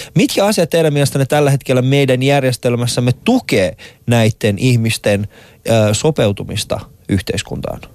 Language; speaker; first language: Finnish; early bilingual, other home language; Persian